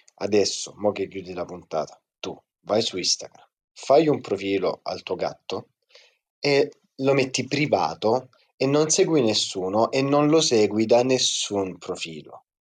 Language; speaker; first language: Italian; native; Italian